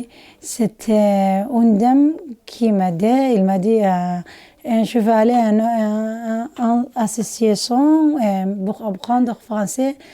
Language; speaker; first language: French; non-native, learner; Somali